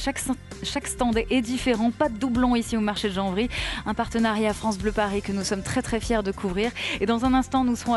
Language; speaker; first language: French; native; French